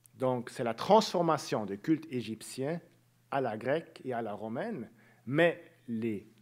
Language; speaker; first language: French; native; French